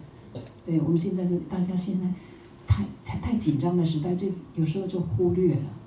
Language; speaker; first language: Chinese; native; Chinese